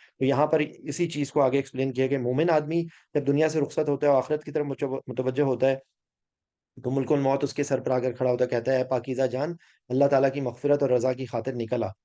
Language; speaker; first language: Urdu; native; Urdu